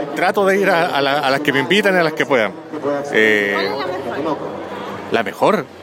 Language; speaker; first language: Spanish; native; Spanish